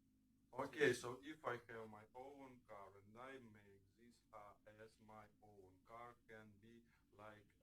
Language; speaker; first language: English; non-native, learner; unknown